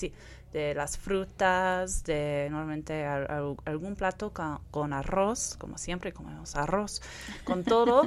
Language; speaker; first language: Spanish; non-native, fluent; English